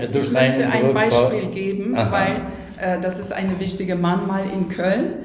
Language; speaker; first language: German; non-native, fluent; Turkish